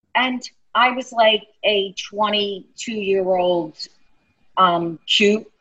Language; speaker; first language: English; native; English